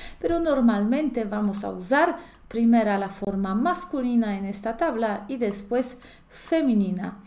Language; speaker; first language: Spanish; non-native, fluent; Polish